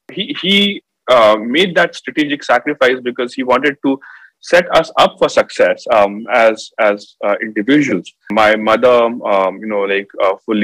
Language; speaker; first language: English; non-native, local second language; Marathi